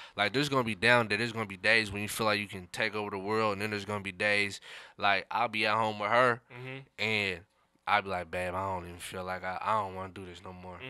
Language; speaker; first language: English; native; English